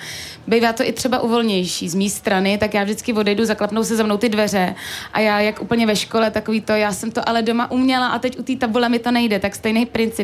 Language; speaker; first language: Czech; native; Czech